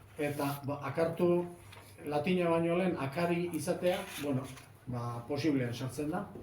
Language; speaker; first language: Basque; native; Basque